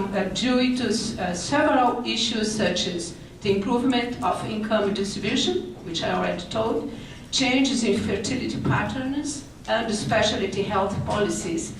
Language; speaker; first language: English; non-native, fluent; Portuguese